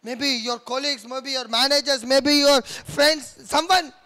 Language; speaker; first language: English; non-native, local second language; Telugu